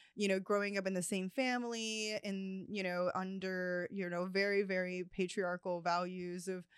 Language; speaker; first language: English; early bilingual, other home language; Chinese